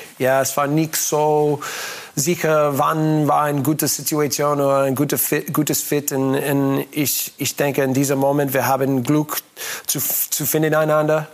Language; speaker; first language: German; non-native, learner; English